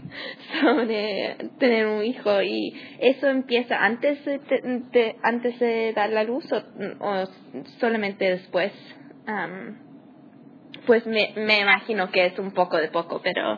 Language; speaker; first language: Spanish; non-native, learner; English